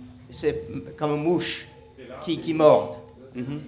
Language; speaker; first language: French; non-native, learner; English